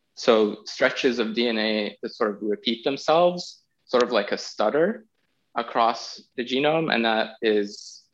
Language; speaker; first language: English; non-native, fluent; Arabic